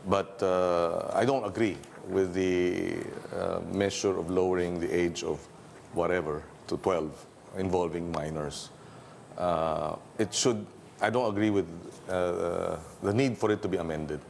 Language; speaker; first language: English; non-native, local second language; Filipino